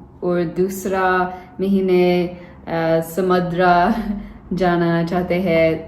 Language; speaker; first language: Hindi; non-native, learner; English